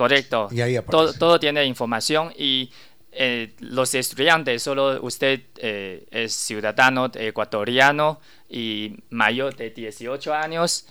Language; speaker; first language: Spanish; non-native, learner; Chinese